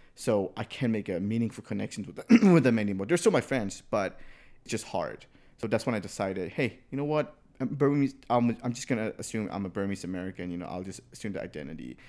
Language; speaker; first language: English; early bilingual, other home language; Burmese